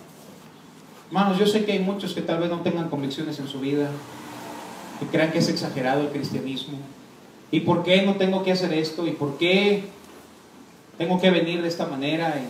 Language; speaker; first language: Spanish; native; Spanish